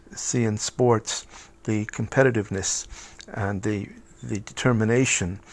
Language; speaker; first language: English; native; English